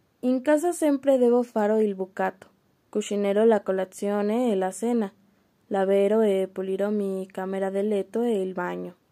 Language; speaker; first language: Italian; non-native, learner; Spanish